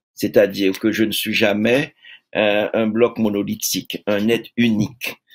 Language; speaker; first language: French; native; French